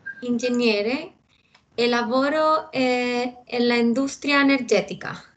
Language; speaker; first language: Italian; non-native, learner; Spanish